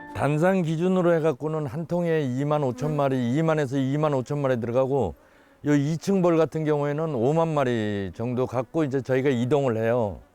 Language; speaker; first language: Korean; native; Korean